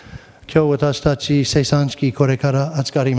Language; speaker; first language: Japanese; non-native, fluent; English